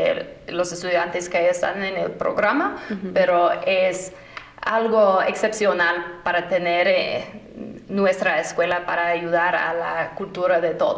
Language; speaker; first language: Spanish; non-native, fluent; English